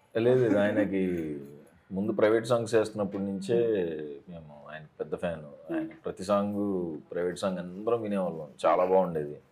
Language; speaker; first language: Telugu; native; Telugu